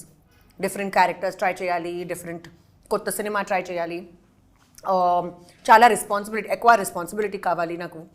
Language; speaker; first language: Telugu; non-native, learner; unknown